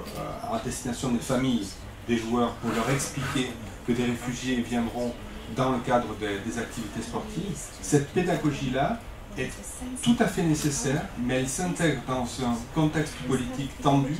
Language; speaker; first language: French; native; French